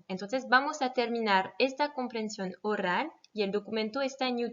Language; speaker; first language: Spanish; non-native, fluent; French